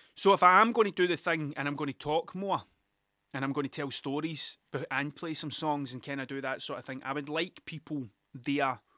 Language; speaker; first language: English; native; English